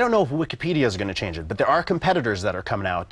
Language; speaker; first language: English; native; English